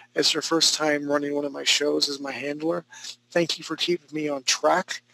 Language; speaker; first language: English; native; English